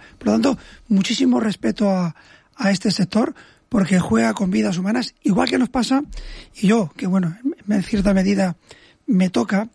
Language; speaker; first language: Spanish; native; Spanish